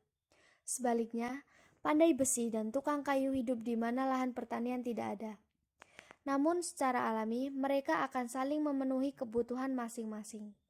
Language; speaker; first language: Indonesian; native; Indonesian